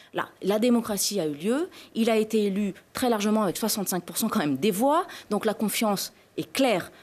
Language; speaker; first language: French; native; French